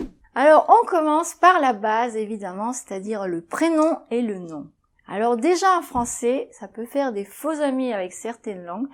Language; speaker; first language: French; native; French